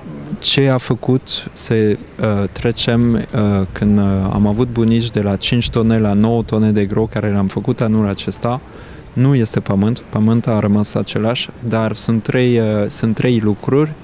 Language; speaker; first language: Romanian; non-native, fluent; French